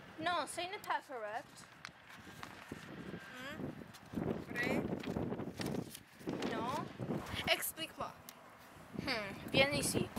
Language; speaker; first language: French; non-native, learner; English